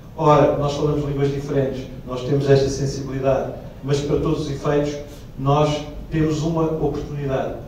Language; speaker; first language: Portuguese; native; Portuguese